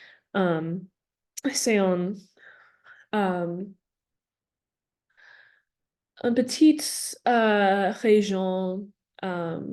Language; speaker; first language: French; non-native, learner; English